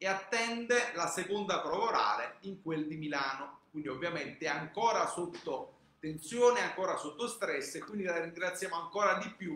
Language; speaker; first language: Italian; native; Italian